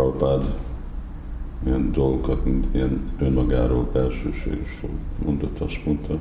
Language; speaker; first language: Hungarian; non-native, fluent; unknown